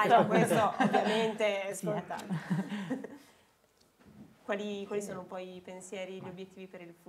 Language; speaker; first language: Italian; native; Italian